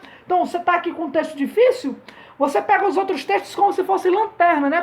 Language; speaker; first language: Portuguese; native; Portuguese